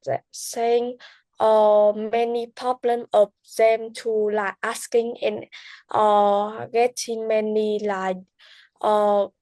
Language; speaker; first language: English; non-native, learner; Vietnamese